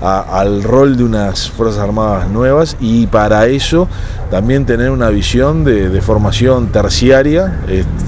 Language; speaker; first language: Spanish; native; Spanish